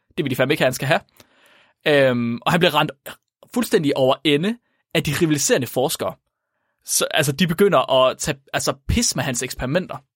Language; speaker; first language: Danish; native; Danish